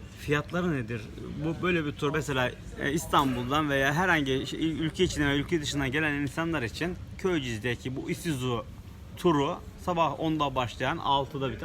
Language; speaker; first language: Turkish; native; Turkish